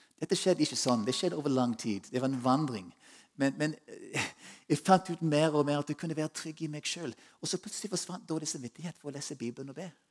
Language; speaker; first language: Norwegian; non-native, fluent; English